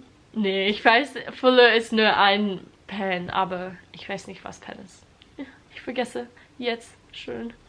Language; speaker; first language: German; non-native, learner; English